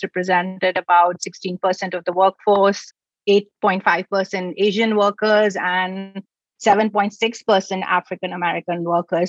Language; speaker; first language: English; non-native, local second language; Hindi